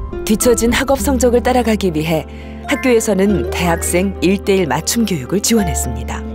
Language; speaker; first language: Korean; native; Korean